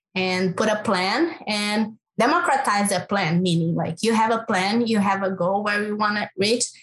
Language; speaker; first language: English; non-native, fluent; Portuguese